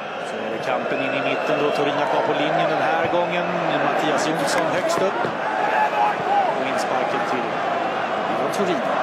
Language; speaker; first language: Swedish; native; Swedish